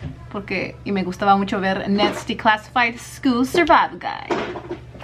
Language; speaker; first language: Spanish; early bilingual, heritage; Spanish